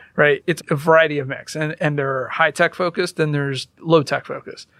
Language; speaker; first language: English; early bilingual, other home language; Hindi